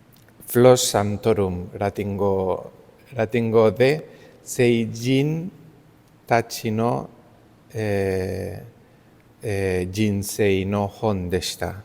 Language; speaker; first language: Japanese; non-native, learner; Spanish